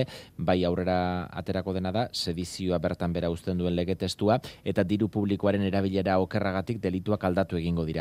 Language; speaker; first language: Basque; native; Basque